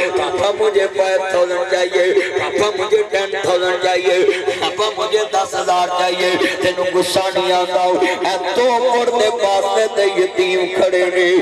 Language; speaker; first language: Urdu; non-native, local second language; Punjabi